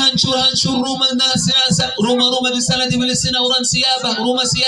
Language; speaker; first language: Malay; non-native, fluent; Arabic